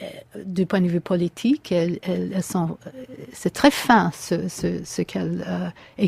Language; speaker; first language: French; non-native, fluent; English